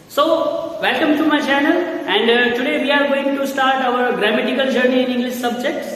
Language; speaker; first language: English; non-native, local second language; Gujarati